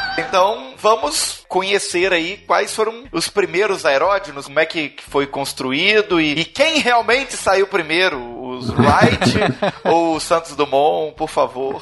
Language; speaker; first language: Portuguese; native; Portuguese